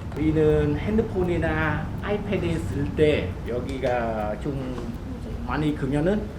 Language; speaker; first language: Korean; non-native, learner; Khmer